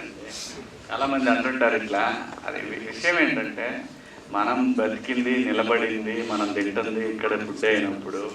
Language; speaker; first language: Telugu; native; Telugu